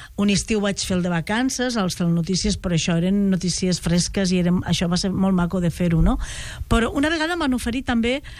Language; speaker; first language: Catalan; native; Catalan